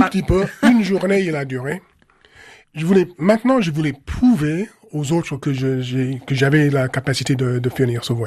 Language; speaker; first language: French; non-native, fluent; English